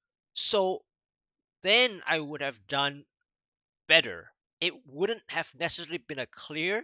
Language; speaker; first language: English; native; English